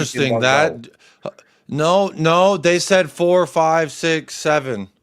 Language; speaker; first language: English; native; English